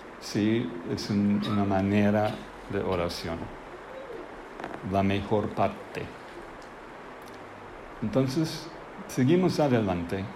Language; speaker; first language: Spanish; non-native, fluent; English